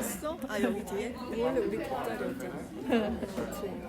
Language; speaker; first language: Korean; native; Korean